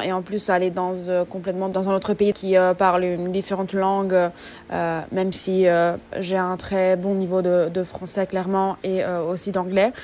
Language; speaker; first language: French; non-native, fluent; Italian